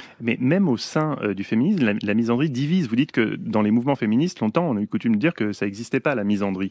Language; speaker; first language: French; native; French